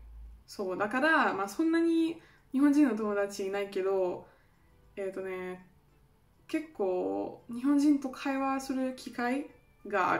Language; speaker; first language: Japanese; non-native, fluent; German